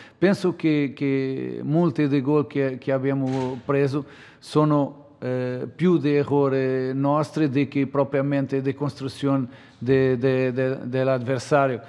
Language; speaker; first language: Italian; non-native, fluent; Portuguese